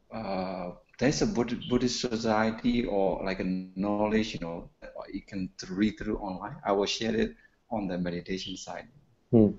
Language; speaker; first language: English; non-native, learner; Burmese